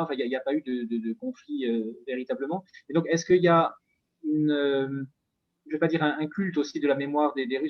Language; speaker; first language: French; native; French